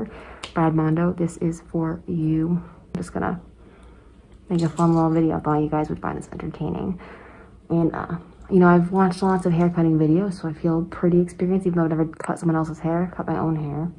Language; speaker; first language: English; native; English